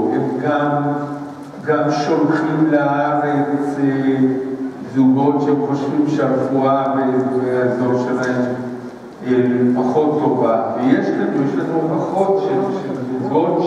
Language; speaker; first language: Hebrew; early bilingual, other home language; Spanish